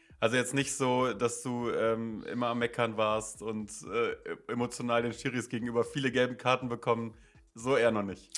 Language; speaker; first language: German; native; German